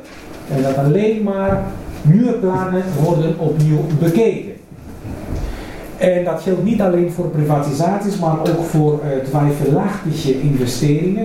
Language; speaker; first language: Dutch; non-native, fluent; Greek